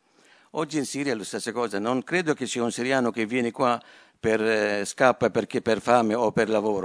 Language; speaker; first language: Italian; non-native, fluent; Arabic